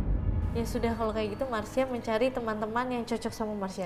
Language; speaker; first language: Indonesian; native; Indonesian